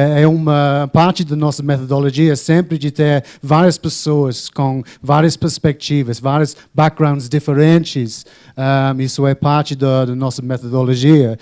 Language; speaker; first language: Portuguese; non-native, fluent; English